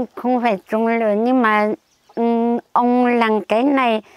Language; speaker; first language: Vietnamese; native; Vietnamese